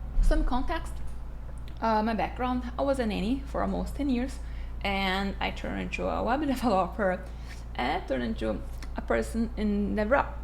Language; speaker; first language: English; non-native, fluent; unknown